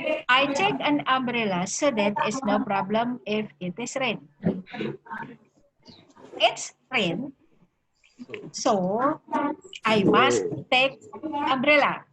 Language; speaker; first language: English; non-native, learner; Indonesian